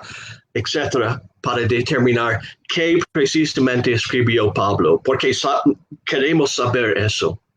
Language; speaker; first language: Spanish; non-native, fluent; English